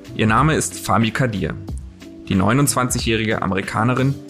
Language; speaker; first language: German; native; German